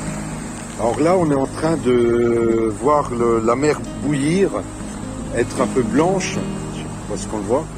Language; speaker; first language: French; native; French